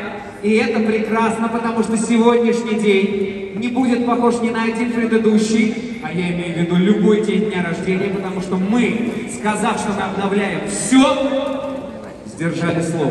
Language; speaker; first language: Russian; native; Russian